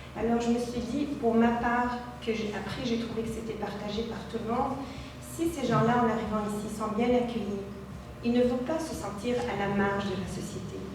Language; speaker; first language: French; non-native, local second language; Arabic